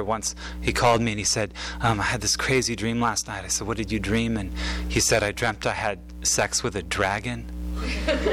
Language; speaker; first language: English; native; English